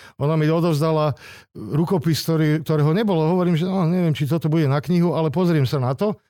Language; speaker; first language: Slovak; non-native, local second language; Hungarian